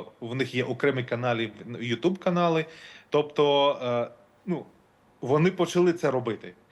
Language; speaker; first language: Ukrainian; non-native, local second language; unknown